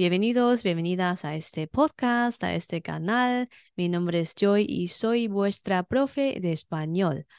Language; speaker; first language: Spanish; non-native, fluent; Chinese